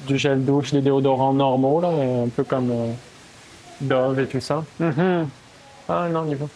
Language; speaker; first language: French; native; French